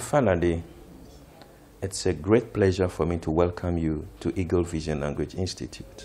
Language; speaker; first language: English; non-native, fluent; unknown